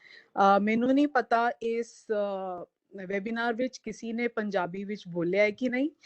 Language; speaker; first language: Punjabi; non-native, local second language; Hindi